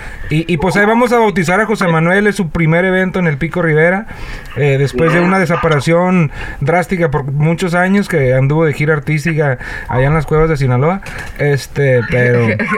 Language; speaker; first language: Spanish; native; Spanish